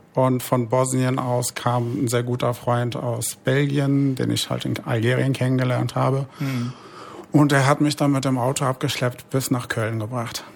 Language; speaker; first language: German; early bilingual, other home language; Arabic